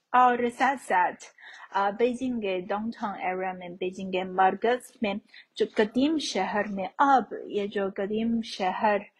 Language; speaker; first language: Urdu; non-native, fluent; Chinese